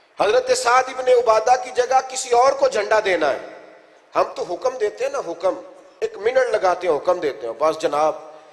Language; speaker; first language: Urdu; non-native, local second language; Punjabi